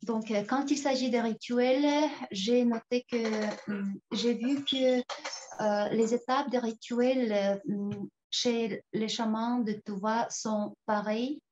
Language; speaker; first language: French; non-native, fluent; Tuvinian